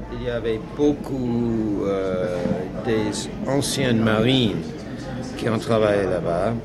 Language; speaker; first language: French; non-native, fluent; English